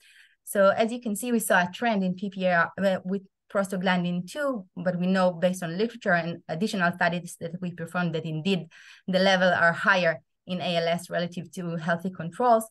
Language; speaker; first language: English; non-native, fluent; Hebrew